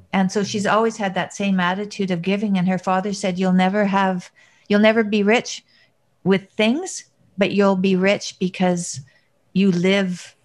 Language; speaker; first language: English; native; English